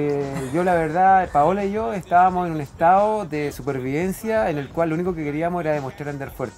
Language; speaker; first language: Spanish; native; Spanish